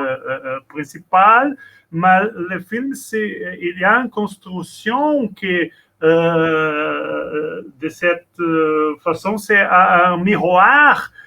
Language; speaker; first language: French; non-native, learner; Portuguese